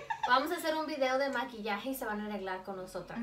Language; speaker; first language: Spanish; early bilingual, heritage; Spanish